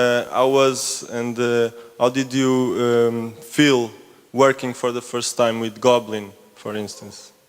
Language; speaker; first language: English; non-native, learner; Italian